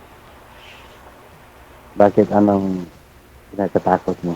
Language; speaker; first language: Filipino; non-native, local second language; Cebuano